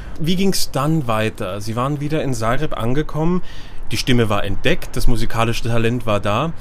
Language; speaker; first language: German; native; German